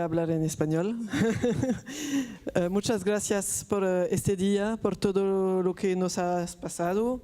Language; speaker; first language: Spanish; non-native, fluent; Italian